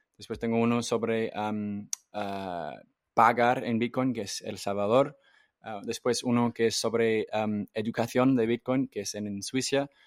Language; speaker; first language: Spanish; non-native, fluent; English